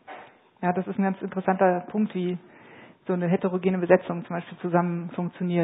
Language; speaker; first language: German; native; German